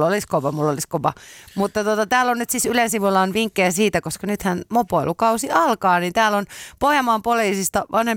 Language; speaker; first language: Finnish; native; Finnish